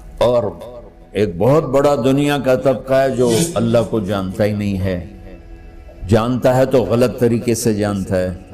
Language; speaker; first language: Urdu; non-native, local second language; Punjabi